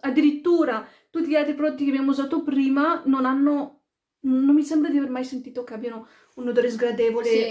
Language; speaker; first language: Italian; early bilingual, other home language; Arabic